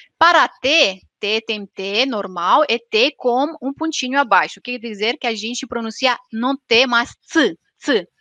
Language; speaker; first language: Portuguese; non-native, fluent; Romanian